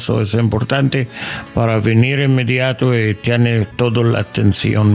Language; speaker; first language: Spanish; non-native, learner; English